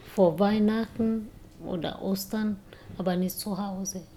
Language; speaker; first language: German; non-native, learner; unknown